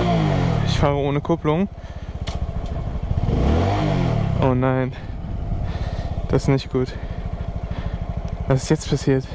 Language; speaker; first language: German; native; German